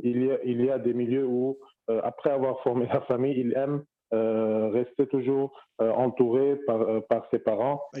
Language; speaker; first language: French; non-native, fluent; Arabic